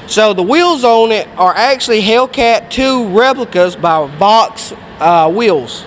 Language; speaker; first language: English; native; English